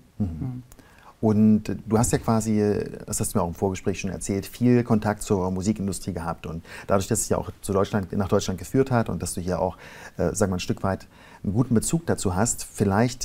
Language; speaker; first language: German; native; German